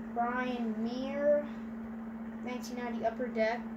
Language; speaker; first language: English; native; English